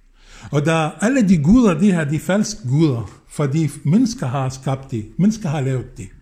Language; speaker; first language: Danish; non-native, fluent; Arabic